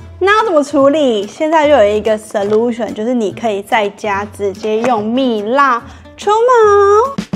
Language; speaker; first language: Chinese; native; Chinese